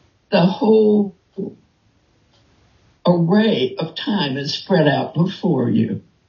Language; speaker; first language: English; native; English